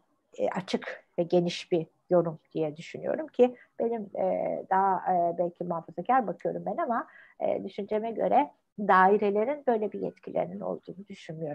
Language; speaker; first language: Turkish; native; Turkish